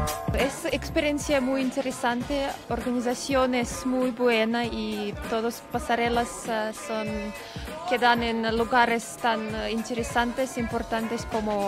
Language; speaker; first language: Spanish; non-native, learner; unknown